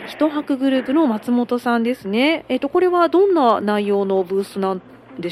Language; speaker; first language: Japanese; native; Japanese